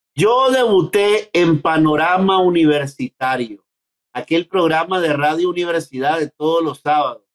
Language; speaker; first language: Spanish; native; Spanish